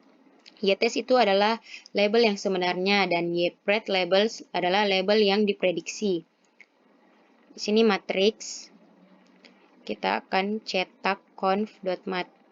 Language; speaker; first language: Indonesian; native; Indonesian